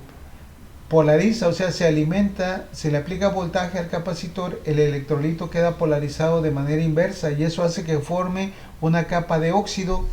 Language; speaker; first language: Spanish; native; Spanish